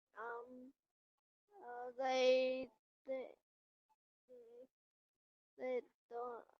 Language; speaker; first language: English; non-native, learner; Vietnamese